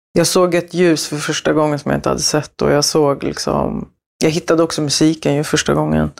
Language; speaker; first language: Swedish; early bilingual, other home language; Spanish